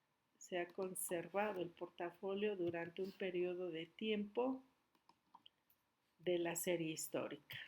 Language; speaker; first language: Spanish; native; Spanish